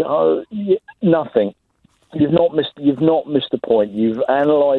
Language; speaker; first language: English; native; English